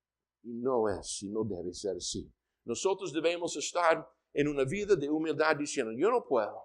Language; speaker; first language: Spanish; non-native, fluent; English